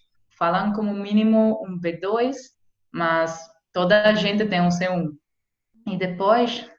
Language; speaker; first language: Portuguese; non-native, fluent; Italian